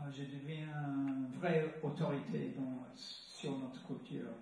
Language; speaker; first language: French; non-native, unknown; English